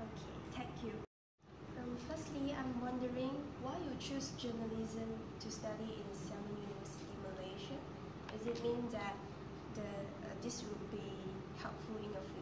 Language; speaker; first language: English; non-native, learner; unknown